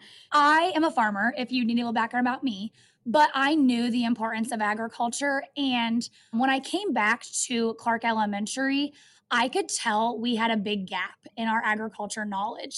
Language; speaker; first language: English; native; English